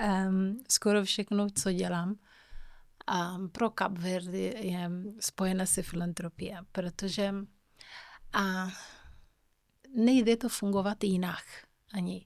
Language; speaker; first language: Czech; non-native, fluent; Kabuverdianu